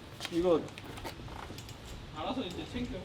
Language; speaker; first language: Korean; native; Korean